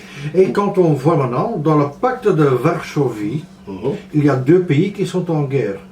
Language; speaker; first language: French; non-native, local second language; Dutch